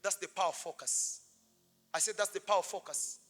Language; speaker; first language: English; non-native, local second language; Swahili